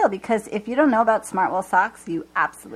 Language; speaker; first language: English; native; English